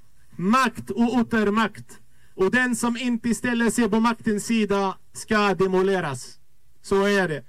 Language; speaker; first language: Swedish; non-native, fluent; Arabic